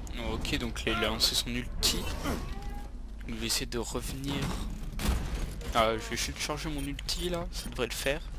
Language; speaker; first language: French; native; French